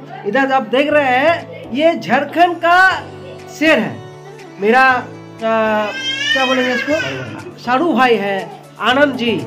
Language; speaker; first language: Hindi; non-native, local second language; Bangla